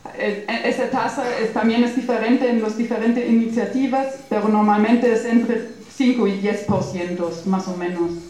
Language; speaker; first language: Spanish; non-native, fluent; German